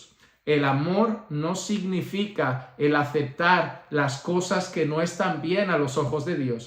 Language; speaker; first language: Spanish; native; Spanish